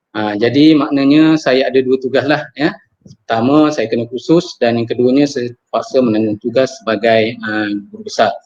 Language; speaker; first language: Malay; native; Malay